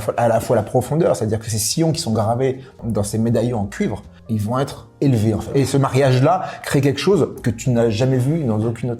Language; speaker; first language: French; native; French